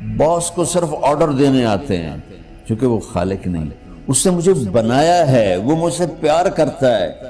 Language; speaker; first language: Urdu; non-native, local second language; Punjabi